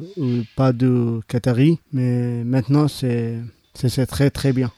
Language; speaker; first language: French; non-native, learner; Arabic